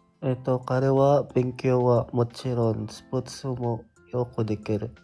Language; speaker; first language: Japanese; non-native, learner; Filipino